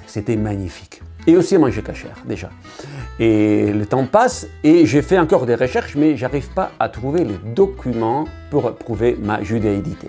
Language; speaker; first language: French; non-native, learner; Italian